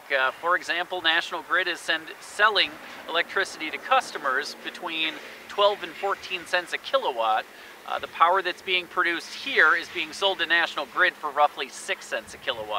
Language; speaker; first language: English; native; English